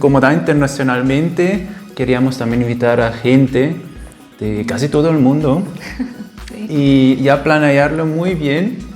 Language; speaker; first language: Spanish; non-native, fluent; German